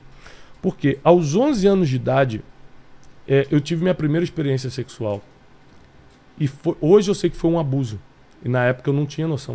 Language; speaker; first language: Portuguese; native; Portuguese